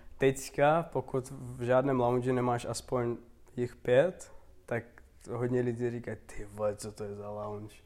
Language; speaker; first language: Czech; non-native, fluent; Turkmen